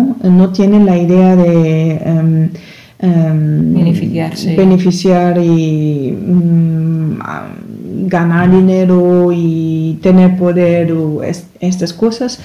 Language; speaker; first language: Spanish; non-native, learner; German